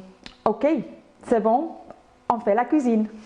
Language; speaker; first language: French; non-native, fluent; English